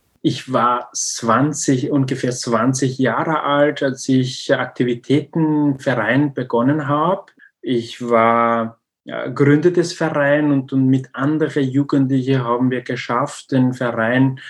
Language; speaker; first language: German; non-native, learner; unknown